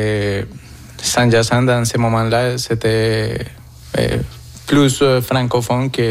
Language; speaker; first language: French; non-native, fluent; Spanish